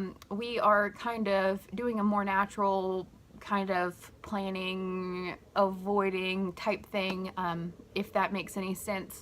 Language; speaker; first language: English; native; English